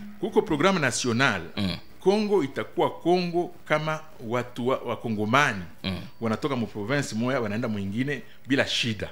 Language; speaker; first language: Swahili; non-native, local second language; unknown